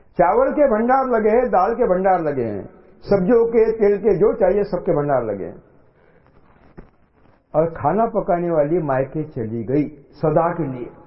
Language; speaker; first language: Hindi; non-native, local second language; Marathi